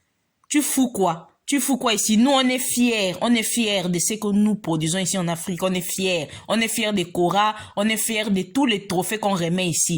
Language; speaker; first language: French; non-native, local second language; Lingala